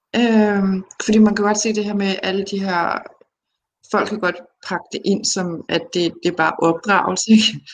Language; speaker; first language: Danish; early bilingual, other home language; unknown